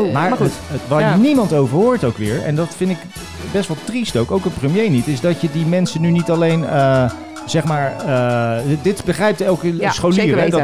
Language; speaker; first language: Dutch; native; Dutch